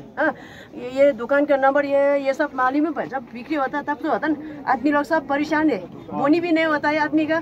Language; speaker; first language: Hindi; non-native, local second language; Nepali